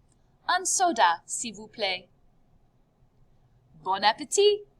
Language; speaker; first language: French; non-native, fluent; English